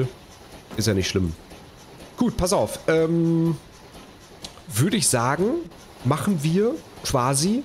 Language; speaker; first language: German; native; German